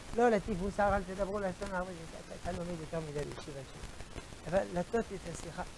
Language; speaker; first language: Hebrew; non-native, fluent; French